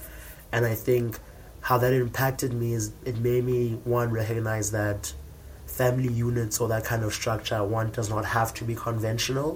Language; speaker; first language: English; non-native, local second language; Xhosa